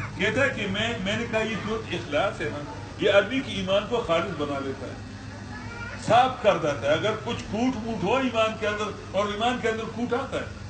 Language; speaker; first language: Urdu; non-native, local second language; Pashto